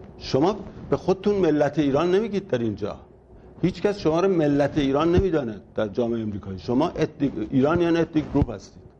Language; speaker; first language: Persian; native; Persian